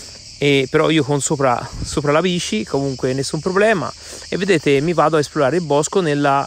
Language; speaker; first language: Italian; native; Italian